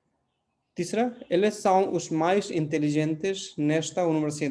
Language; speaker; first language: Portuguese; non-native, fluent; Hindi